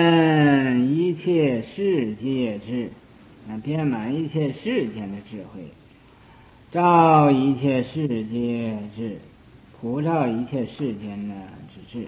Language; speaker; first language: Chinese; native; Chinese